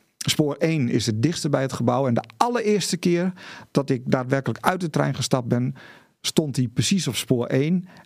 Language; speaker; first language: Dutch; native; Dutch